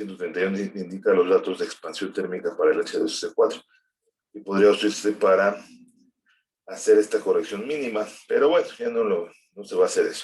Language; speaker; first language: Spanish; native; Spanish